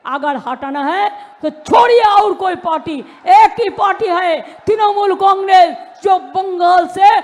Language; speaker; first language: Hindi; non-native, local second language; Bangla